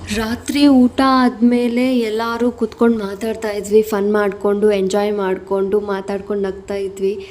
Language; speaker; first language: Kannada; non-native, local second language; Lambadi